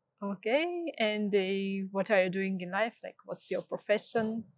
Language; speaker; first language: English; non-native, fluent; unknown